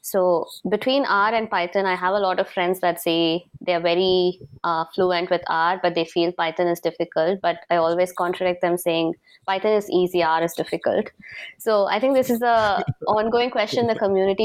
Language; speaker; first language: English; non-native, local second language; Tamil